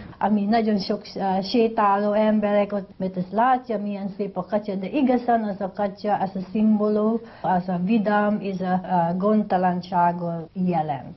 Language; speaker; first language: Hungarian; non-native, learner; Filipino